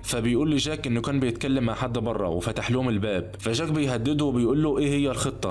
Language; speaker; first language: Arabic; native; Arabic